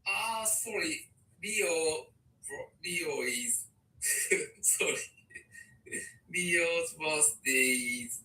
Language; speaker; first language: English; non-native, learner; Japanese